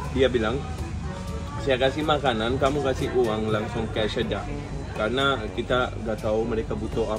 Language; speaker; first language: Indonesian; non-native, learner; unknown